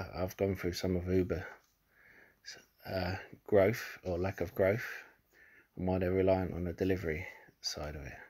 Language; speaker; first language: English; native; English